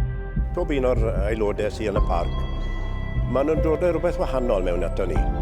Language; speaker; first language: Welsh; native; Welsh